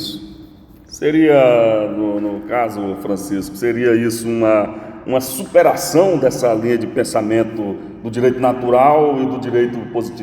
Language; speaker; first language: Portuguese; native; Portuguese